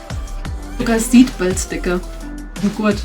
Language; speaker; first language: German; native; German